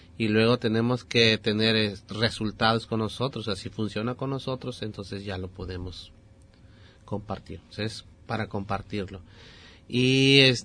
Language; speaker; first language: Spanish; non-native, local second language; Nahuatl languages